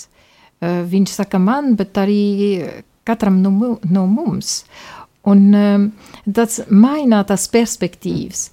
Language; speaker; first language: Latvian; non-native, fluent; Polish